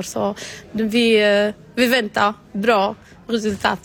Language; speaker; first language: Swedish; non-native, learner; Arabic